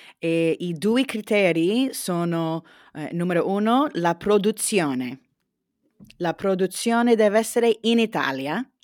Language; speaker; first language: Italian; non-native, learner; English